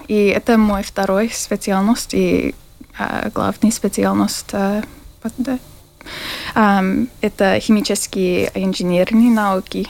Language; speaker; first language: Russian; non-native, learner; English